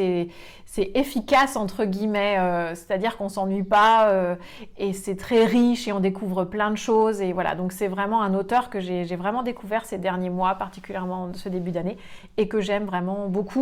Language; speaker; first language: French; native; French